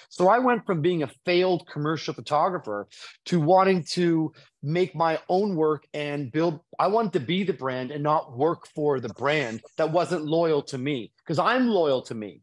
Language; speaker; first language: English; native; English